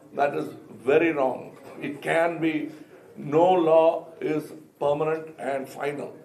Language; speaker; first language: English; non-native, local second language; Tamil